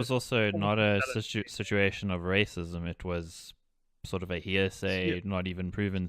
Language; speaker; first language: English; native; English